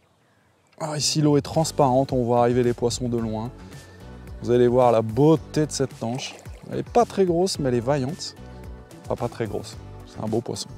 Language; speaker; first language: French; native; French